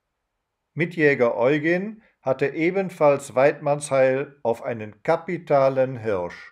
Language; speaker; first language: German; native; German